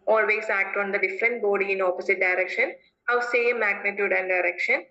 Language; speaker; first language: English; non-native, local second language; Malayalam